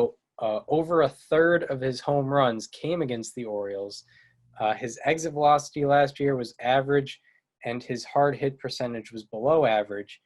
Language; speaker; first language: English; native; English